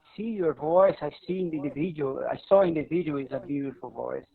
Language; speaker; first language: English; non-native, learner; Portuguese